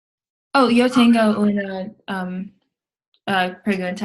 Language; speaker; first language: Spanish; non-native, learner; English